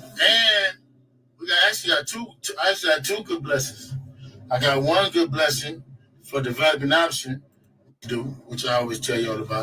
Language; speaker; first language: English; native; English